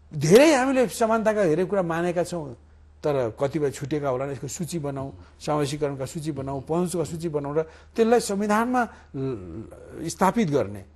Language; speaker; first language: Nepali; native; Nepali